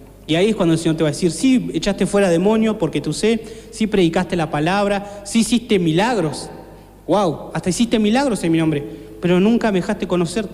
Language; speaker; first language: Spanish; native; Spanish